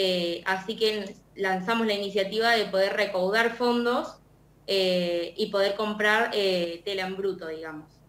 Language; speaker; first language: Spanish; native; Spanish